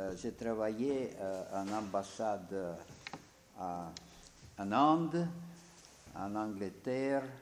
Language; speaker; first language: French; non-native, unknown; Russian